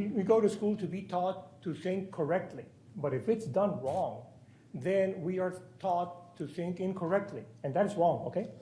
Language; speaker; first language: English; non-native, fluent; Spanish